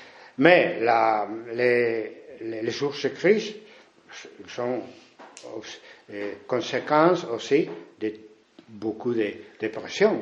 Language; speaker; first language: French; non-native, fluent; Spanish